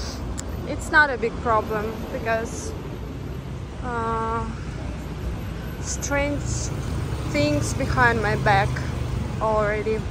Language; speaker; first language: English; non-native, learner; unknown